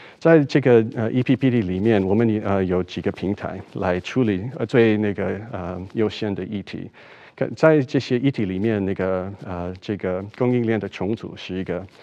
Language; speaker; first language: Chinese; non-native, fluent; English